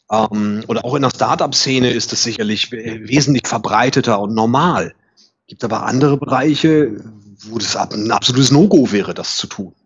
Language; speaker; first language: German; native; German